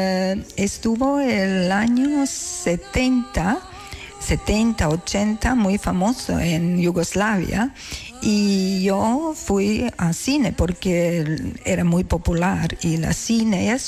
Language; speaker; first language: Spanish; non-native, learner; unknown